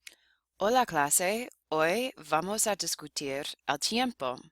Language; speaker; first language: Spanish; non-native, fluent; English